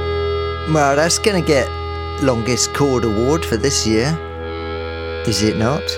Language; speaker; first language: English; native; English